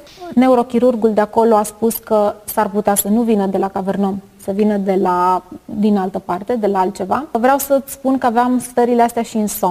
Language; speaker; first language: Romanian; native; Romanian